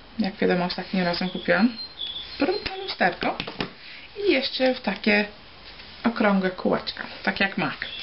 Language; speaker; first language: Polish; early bilingual, heritage; Polish